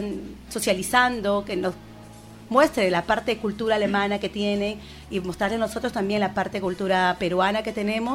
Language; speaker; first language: Spanish; native; Spanish